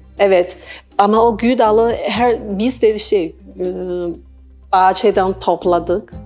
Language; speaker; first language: Turkish; non-native, learner; Chinese